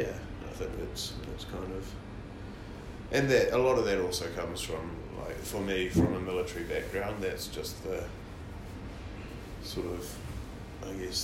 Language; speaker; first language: English; native; English